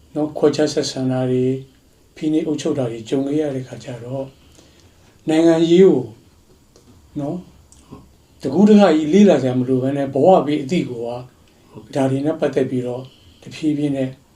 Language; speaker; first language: Burmese; native; Burmese